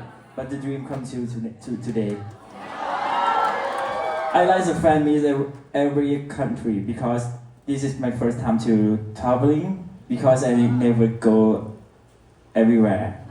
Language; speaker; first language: English; non-native, learner; Thai